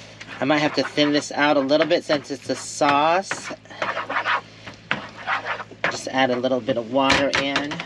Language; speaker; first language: English; native; English